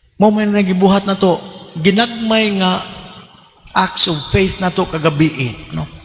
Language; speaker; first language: Cebuano; native; Cebuano